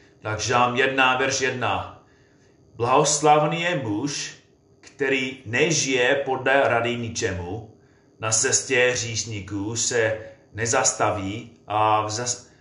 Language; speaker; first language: Czech; non-native, fluent; English